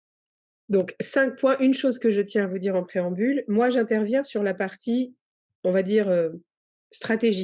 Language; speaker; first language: French; native; French